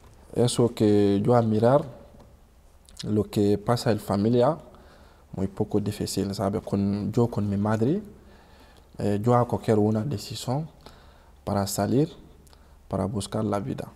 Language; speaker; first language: Spanish; non-native, learner; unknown